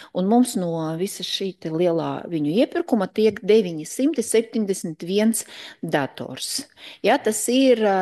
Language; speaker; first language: Latvian; non-native, local second language; Russian